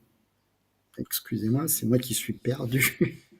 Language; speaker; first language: French; native; French